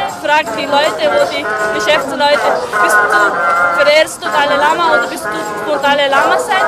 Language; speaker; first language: German; non-native, learner; Tibetan